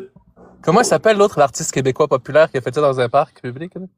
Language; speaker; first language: French; native; French